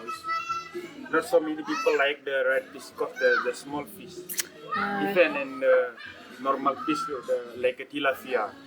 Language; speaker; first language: English; non-native, learner; Indonesian